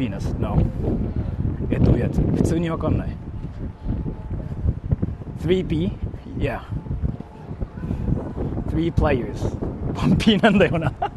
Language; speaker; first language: Japanese; native; Japanese